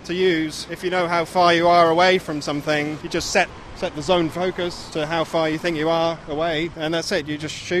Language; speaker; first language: English; native; English